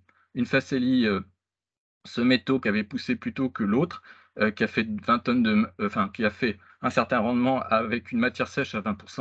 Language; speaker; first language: French; native; French